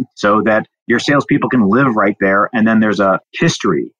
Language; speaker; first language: English; native; English